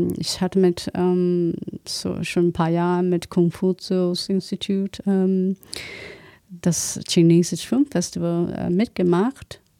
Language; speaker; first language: German; non-native, learner; Chinese